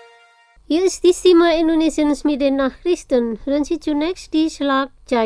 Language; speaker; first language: German; non-native, fluent; Indonesian